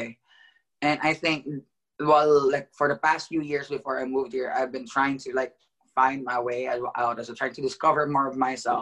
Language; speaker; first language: English; non-native, local second language; Filipino